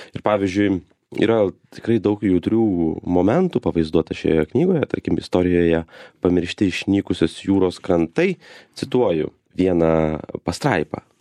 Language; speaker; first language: Lithuanian; native; Lithuanian